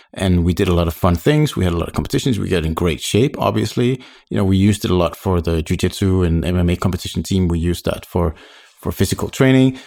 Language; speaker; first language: English; non-native, fluent; Danish